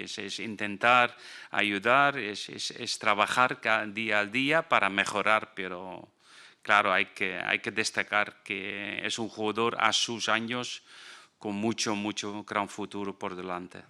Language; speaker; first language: Spanish; non-native, fluent; Dutch